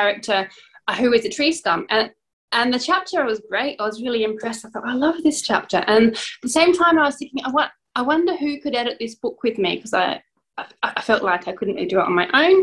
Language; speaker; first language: English; native; English